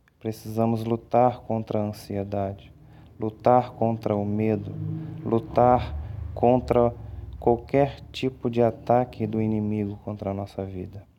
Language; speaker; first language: Portuguese; native; Portuguese